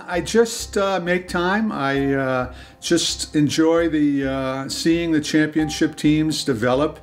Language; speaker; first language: English; native; English